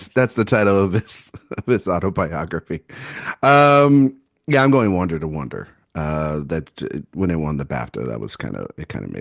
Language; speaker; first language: English; native; English